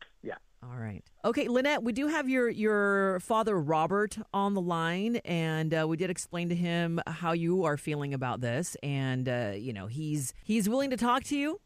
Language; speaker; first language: English; native; English